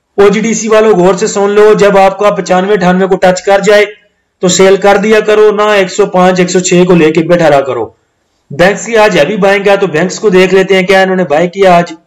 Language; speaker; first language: Urdu; non-native, local second language; Punjabi